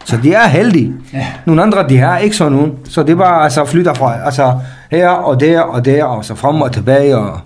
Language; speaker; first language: Danish; non-native, fluent; Kurdish